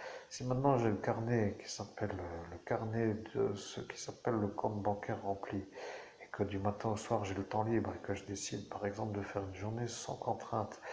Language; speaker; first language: French; native; French